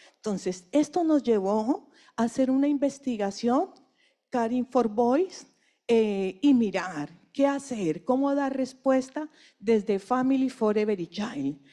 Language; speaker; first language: Spanish; native; Spanish